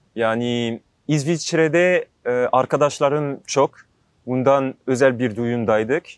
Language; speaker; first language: Turkish; non-native, learner; French